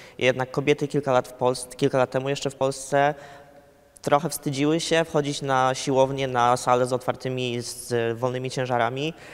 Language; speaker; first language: Polish; early bilingual, heritage; Polish